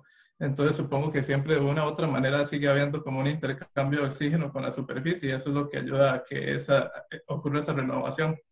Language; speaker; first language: Spanish; native; Spanish